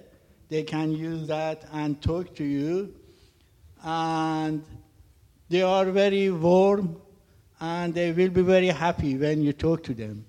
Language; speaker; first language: English; non-native, learner; Persian